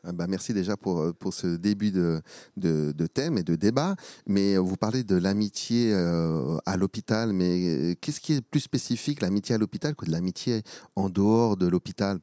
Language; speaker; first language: French; native; French